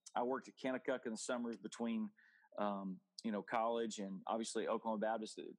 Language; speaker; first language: English; native; English